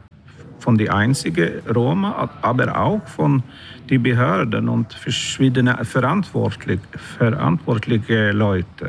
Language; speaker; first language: German; non-native, learner; Swedish